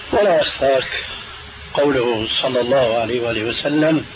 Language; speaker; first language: Arabic; early bilingual, other home language; Albanian